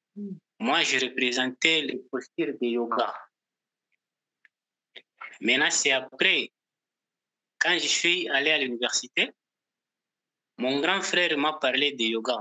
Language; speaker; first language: French; non-native, local second language; Portuguese